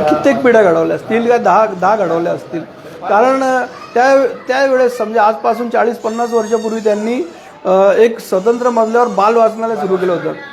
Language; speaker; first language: Marathi; non-native, local second language; Urdu